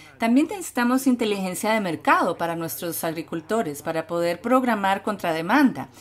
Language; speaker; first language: Spanish; non-native, fluent; English